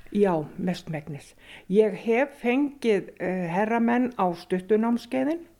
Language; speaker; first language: Icelandic; native; Icelandic